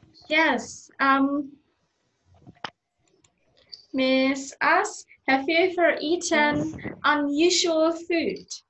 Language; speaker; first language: English; non-native, fluent; Indonesian